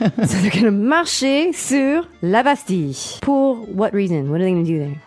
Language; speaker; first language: English; native; English